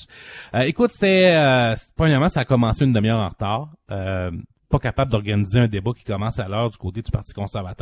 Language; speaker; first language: French; native; French